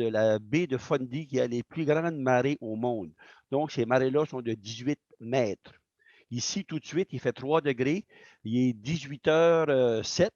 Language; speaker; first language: French; native; French